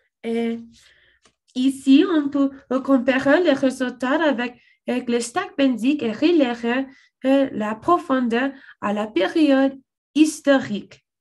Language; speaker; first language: French; non-native, learner; English